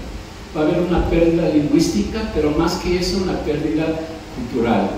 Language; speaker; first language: Spanish; non-native, fluent; English